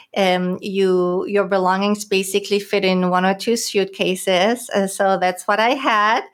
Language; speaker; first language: English; non-native, fluent; German